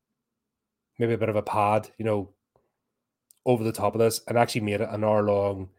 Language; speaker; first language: English; native; English